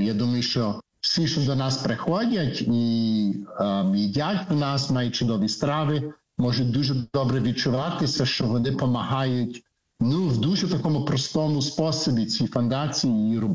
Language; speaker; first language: Ukrainian; early bilingual, heritage; Ukrainian